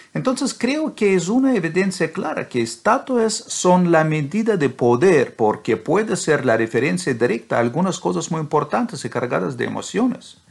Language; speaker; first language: Spanish; non-native, fluent; Russian